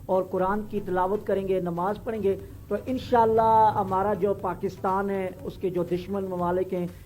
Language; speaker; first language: Urdu; native; Urdu